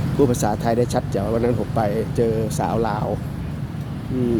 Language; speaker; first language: Thai; native; Thai